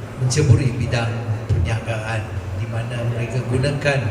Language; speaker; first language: Malay; native; Malay